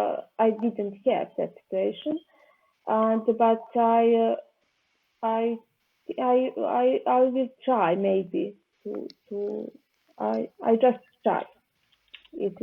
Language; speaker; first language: English; non-native, learner; Serbian